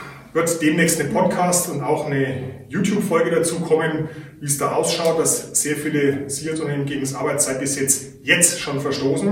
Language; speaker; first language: German; native; German